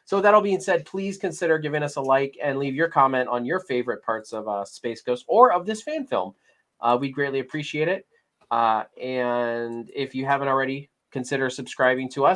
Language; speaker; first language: English; native; English